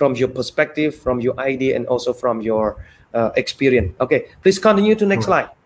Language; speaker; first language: English; non-native, fluent; Khmer